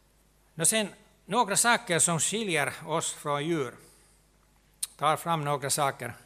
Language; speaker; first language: Swedish; non-native, local second language; Finnish